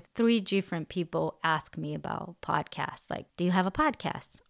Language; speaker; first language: English; non-native, fluent; Portuguese